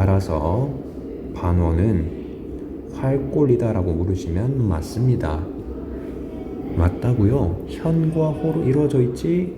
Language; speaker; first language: Korean; native; Korean